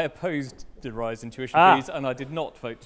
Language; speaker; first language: English; native; English